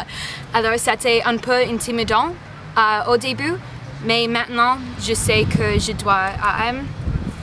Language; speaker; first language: French; non-native, learner; English